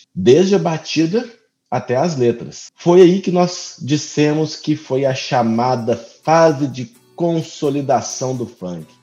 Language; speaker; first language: Portuguese; native; Portuguese